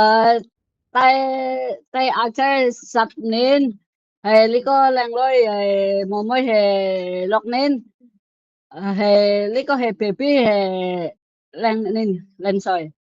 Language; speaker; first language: Cantonese; non-native, learner; Indonesian